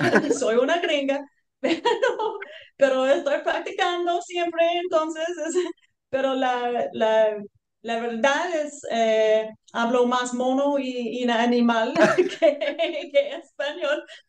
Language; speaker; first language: Spanish; non-native, learner; English